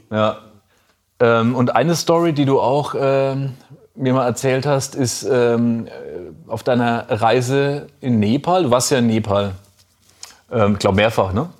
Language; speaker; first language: German; native; German